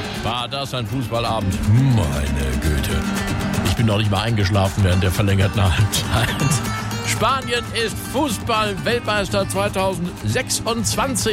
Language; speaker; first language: German; native; German